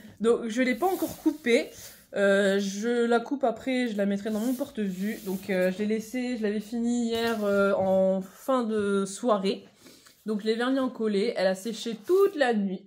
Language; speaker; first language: French; native; French